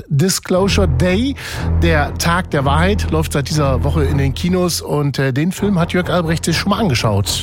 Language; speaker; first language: German; native; German